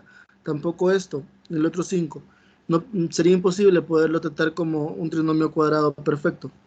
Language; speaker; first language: Spanish; native; Spanish